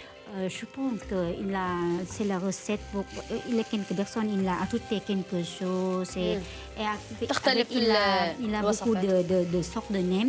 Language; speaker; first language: French; non-native, learner; Vietnamese